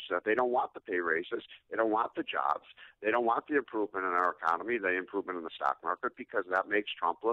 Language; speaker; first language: English; native; English